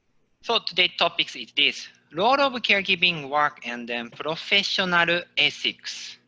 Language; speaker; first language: English; non-native, fluent; Japanese